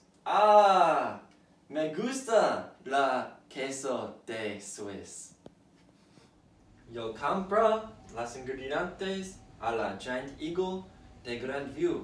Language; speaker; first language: Spanish; non-native, learner; English